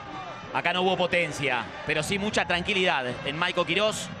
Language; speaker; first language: Spanish; native; Spanish